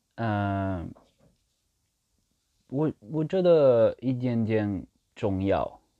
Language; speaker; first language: Chinese; non-native, learner; French